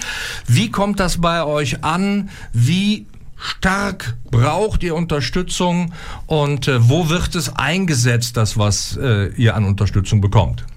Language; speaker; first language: German; native; German